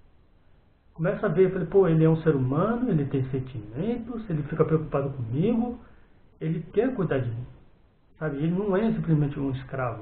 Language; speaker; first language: Portuguese; native; Portuguese